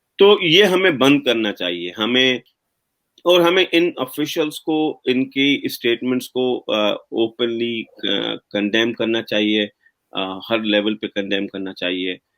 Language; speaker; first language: Urdu; native; Urdu